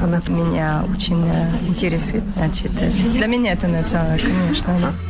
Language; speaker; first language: Russian; non-native, learner; French